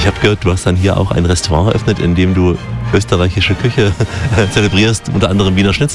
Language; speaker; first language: German; native; German